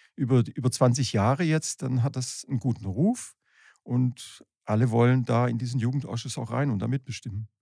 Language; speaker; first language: German; native; German